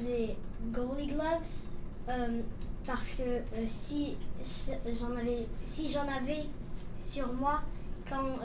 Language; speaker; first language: French; early bilingual, heritage; French